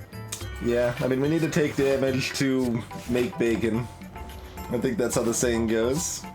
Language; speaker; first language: English; native; English